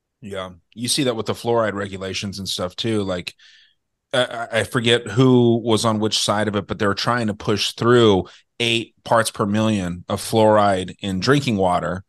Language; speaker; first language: English; native; English